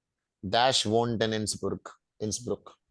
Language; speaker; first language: German; non-native, fluent; Hindi